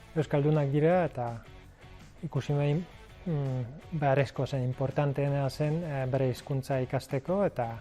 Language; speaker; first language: Basque; non-native, learner; Polish